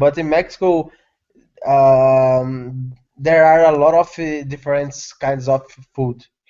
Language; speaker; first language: English; non-native, learner; Portuguese